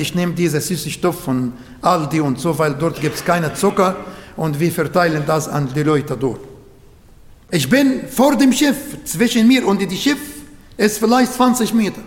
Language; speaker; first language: German; non-native, learner; Arabic